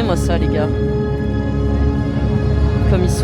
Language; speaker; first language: French; native; French